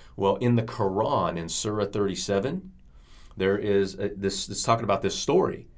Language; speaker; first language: English; native; English